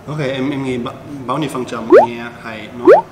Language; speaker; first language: Vietnamese; non-native, learner; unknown